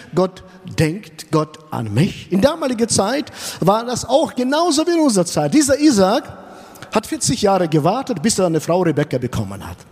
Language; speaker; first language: German; non-native, fluent; Russian